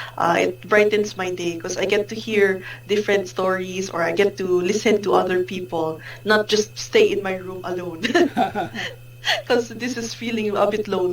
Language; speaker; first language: English; non-native, fluent; Filipino